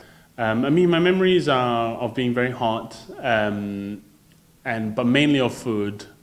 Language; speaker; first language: English; native; English